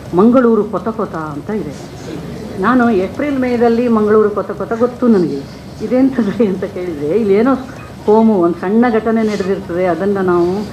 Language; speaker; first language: Kannada; native; Kannada